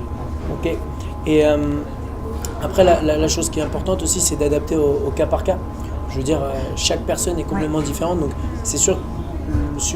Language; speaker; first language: French; native; French